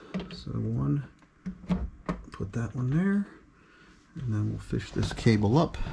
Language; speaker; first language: English; native; English